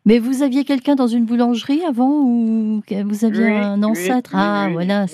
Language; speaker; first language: French; native; French